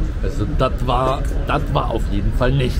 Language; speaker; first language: German; early bilingual, other home language; Albanian